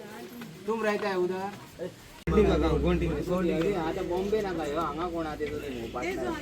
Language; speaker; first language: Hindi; non-native, local second language; Konkani